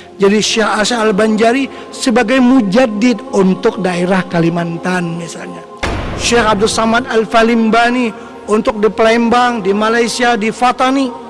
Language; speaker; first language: Indonesian; non-native, local second language; Banjar